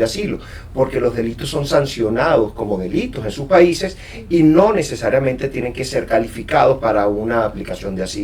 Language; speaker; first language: Spanish; native; Spanish